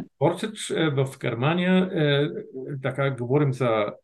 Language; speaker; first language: Bulgarian; non-native, fluent; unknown